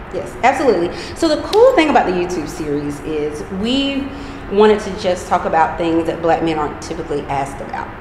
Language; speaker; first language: English; native; English